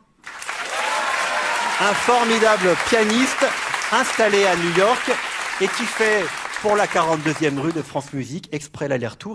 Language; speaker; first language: French; native; French